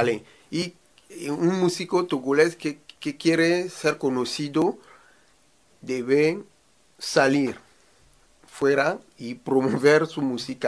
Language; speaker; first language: Spanish; non-native, learner; Ewe